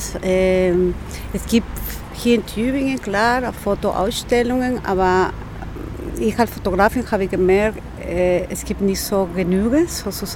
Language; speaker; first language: German; non-native, learner; Spanish